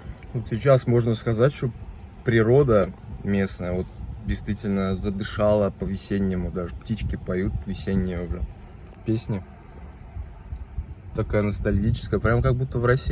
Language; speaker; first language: Russian; native; Russian